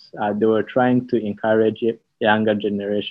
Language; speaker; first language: English; non-native, local second language; Kinyarwanda